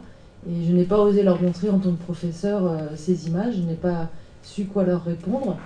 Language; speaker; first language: French; native; French